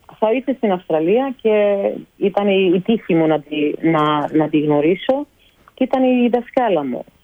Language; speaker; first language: Greek; early bilingual, heritage; Greek